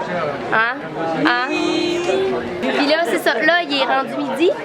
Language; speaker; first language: French; native; French